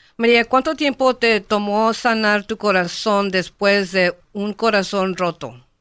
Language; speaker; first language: Spanish; non-native, learner; English